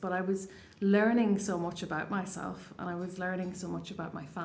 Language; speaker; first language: English; non-native, local second language; Irish